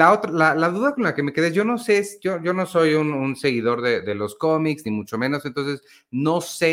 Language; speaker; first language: Spanish; native; Spanish